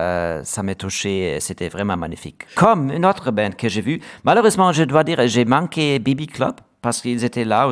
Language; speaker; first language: French; non-native, learner; German